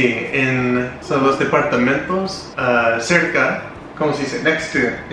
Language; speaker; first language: Spanish; non-native, learner; English